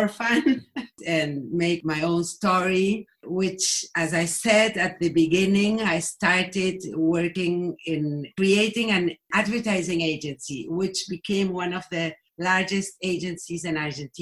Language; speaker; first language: English; non-native, fluent; Spanish